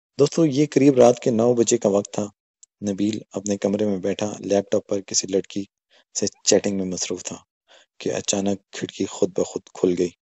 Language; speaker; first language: Urdu; non-native, local second language; Pashto